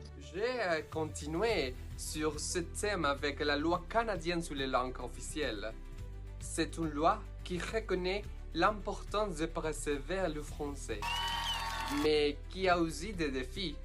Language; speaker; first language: French; non-native, learner; Spanish